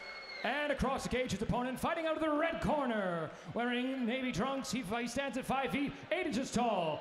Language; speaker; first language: English; native; English